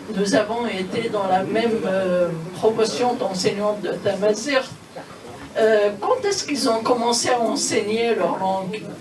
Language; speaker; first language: French; non-native, local second language; Kabyle